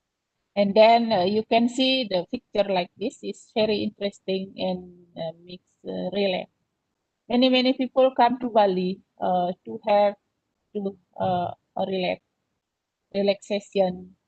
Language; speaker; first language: English; non-native, learner; Indonesian